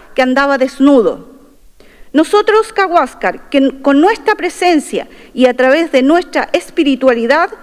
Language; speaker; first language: Spanish; non-native, local second language; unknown